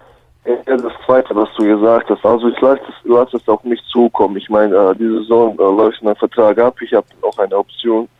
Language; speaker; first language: German; early bilingual, other home language; Bosnian